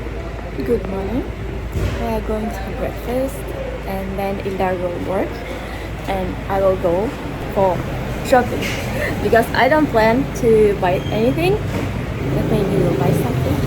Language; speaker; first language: English; non-native, learner; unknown